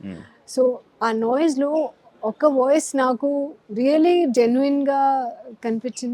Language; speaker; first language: Telugu; non-native, learner; Hindi